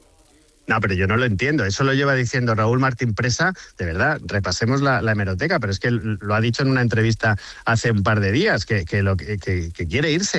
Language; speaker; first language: Spanish; native; Spanish